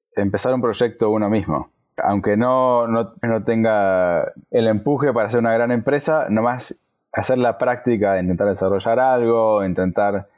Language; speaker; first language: Spanish; native; Spanish